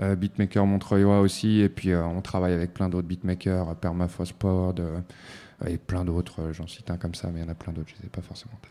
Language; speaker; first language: French; native; French